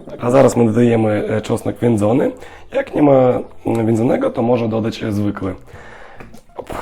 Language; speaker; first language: Polish; non-native, learner; Russian